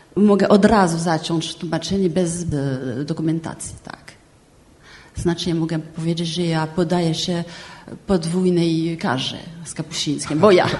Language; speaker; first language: Polish; non-native, fluent; French